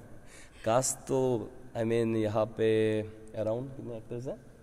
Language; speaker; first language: Hindi; non-native, local second language; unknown